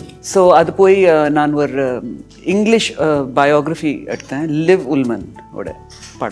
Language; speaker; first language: Tamil; early bilingual, heritage; Tamil